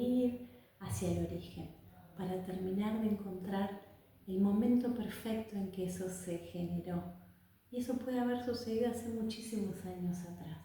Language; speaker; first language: Spanish; native; Spanish